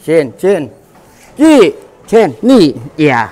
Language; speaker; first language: Japanese; non-native, learner; Thai